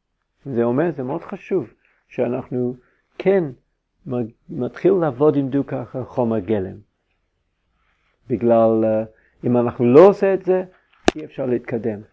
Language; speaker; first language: Hebrew; non-native, fluent; English